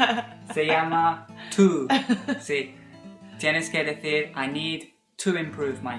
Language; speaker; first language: Spanish; non-native, fluent; English